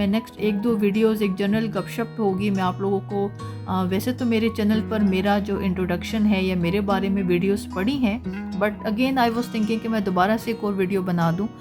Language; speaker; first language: Urdu; native; Urdu